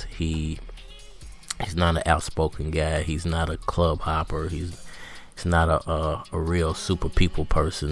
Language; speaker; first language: English; native; English